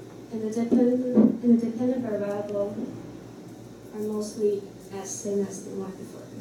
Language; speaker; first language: English; non-native, learner; Chinese